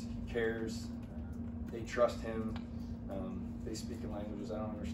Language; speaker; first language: English; native; English